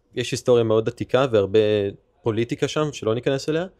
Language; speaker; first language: Hebrew; early bilingual, heritage; Hebrew